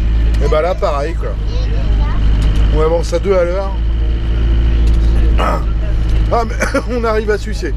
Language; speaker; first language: French; native; French